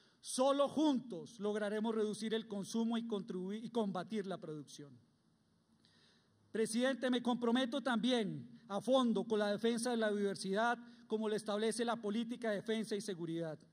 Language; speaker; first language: Spanish; native; Spanish